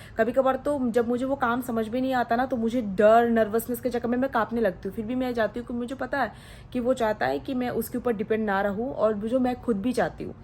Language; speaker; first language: Hindi; non-native, local second language; Odia